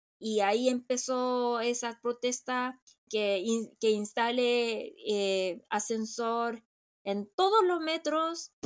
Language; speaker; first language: Spanish; non-native, fluent; Korean